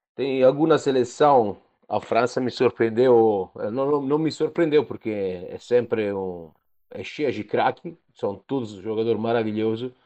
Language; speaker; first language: Portuguese; non-native, fluent; Italian